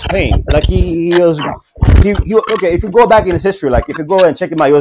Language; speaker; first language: English; non-native, local second language; Swahili